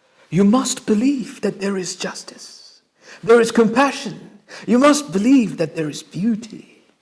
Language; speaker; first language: English; non-native, local second language; Bangla